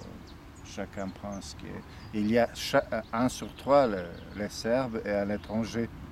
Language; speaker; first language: French; non-native, fluent; Serbian